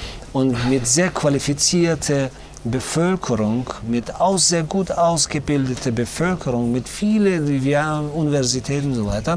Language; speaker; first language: German; non-native, fluent; Tajik